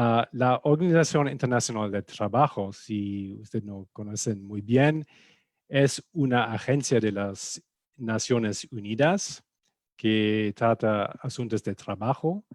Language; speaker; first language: Spanish; non-native, fluent; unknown